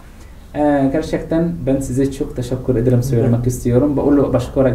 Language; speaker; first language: Turkish; non-native, learner; Arabic